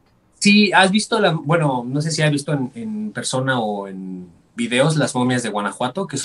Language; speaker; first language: Spanish; native; Spanish